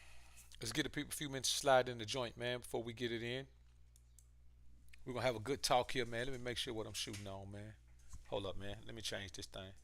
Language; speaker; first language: English; native; English